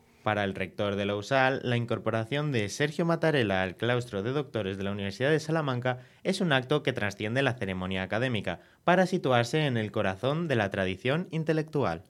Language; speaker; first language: Spanish; native; Spanish